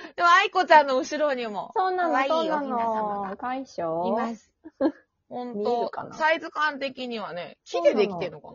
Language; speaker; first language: Japanese; native; Japanese